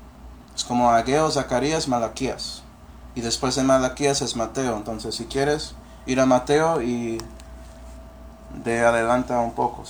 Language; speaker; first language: Spanish; early bilingual, heritage; Spanish